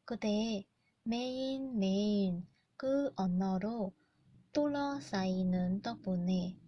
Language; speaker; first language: Korean; non-native, learner; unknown